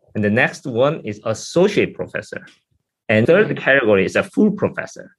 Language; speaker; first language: English; non-native, fluent; Korean